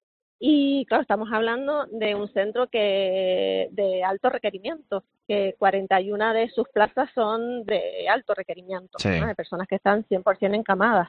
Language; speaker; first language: Spanish; native; Spanish